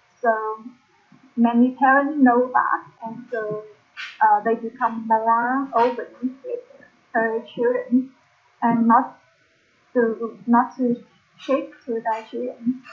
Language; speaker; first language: English; non-native, learner; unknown